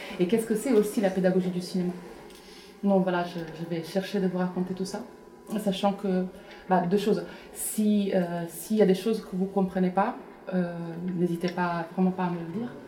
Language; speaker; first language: French; non-native, fluent; Italian